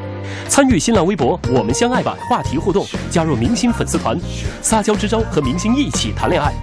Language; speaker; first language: Chinese; native; Chinese